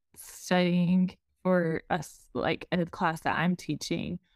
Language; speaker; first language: English; native; English